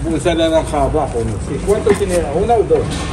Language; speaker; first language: Spanish; non-native, learner; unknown